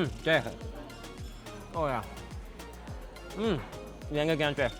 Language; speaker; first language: Chinese; non-native, fluent; English